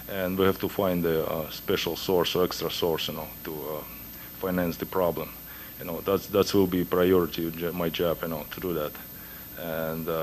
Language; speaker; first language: English; non-native, fluent; Russian